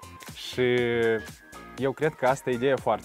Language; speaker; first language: Romanian; non-native, local second language; Russian